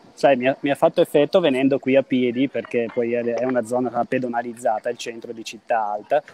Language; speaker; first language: Italian; native; Italian